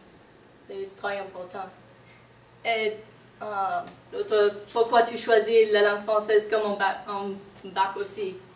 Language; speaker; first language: French; non-native, learner; English